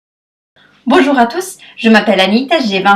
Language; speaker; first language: French; non-native, learner; Italian